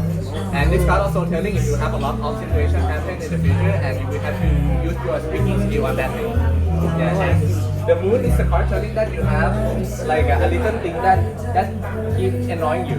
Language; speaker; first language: English; non-native, fluent; Thai